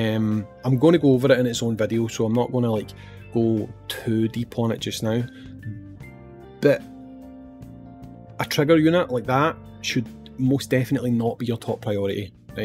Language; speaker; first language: English; native; English